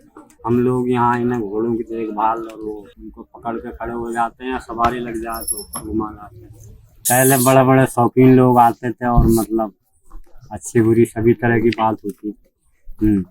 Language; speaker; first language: Hindi; native; Hindi